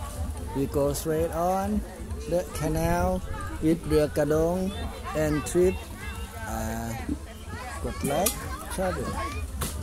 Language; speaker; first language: English; non-native, learner; Thai